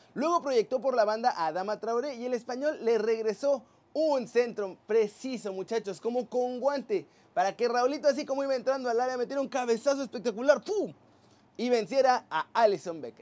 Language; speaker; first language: Spanish; native; Spanish